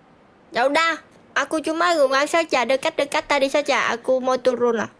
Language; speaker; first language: Indonesian; non-native, learner; Vietnamese